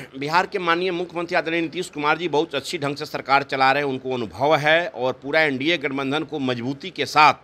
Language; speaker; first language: Hindi; native; Hindi